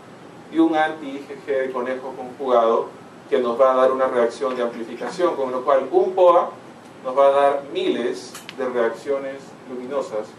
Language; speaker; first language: Spanish; native; Spanish